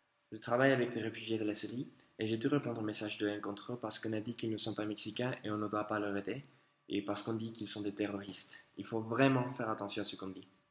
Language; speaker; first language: French; non-native, fluent; Spanish